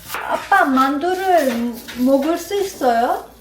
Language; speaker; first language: Korean; non-native, learner; Turkish